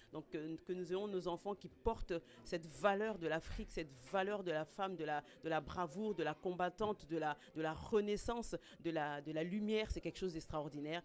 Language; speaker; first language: French; non-native, local second language; Kongo